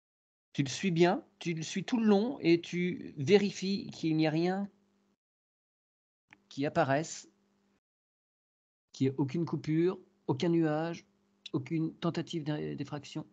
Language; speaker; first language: French; native; French